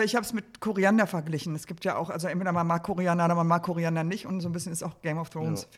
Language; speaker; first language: German; native; German